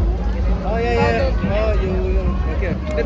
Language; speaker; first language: English; non-native, learner; French